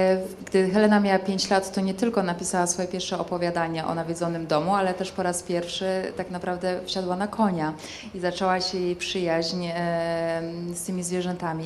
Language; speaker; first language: Polish; native; Polish